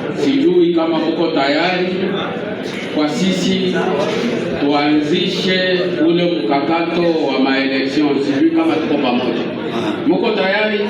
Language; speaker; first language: Swahili; native; Swahili